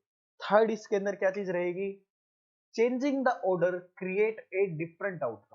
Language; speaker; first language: Hindi; native; Hindi